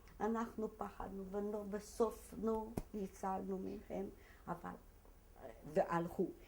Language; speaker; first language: Hebrew; non-native, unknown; Hungarian